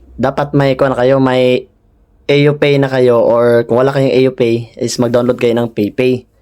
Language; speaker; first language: Filipino; non-native, local second language; Cebuano